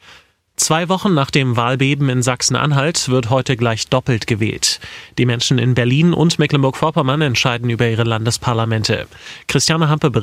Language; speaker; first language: German; native; German